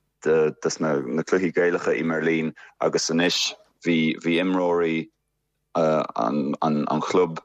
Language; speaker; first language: Irish; non-native, fluent; German